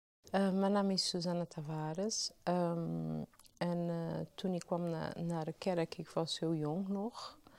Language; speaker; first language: Dutch; non-native, fluent; Portuguese